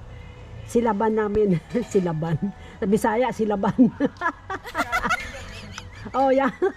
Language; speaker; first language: Filipino; non-native, local second language; Cebuano